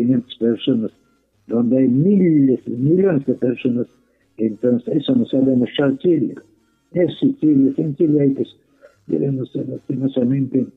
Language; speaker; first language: Spanish; non-native, local second language; Quechua